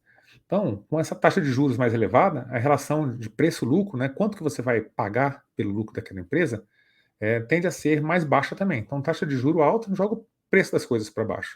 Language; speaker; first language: Portuguese; native; Portuguese